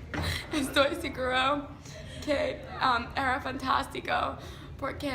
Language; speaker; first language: Spanish; non-native, learner; English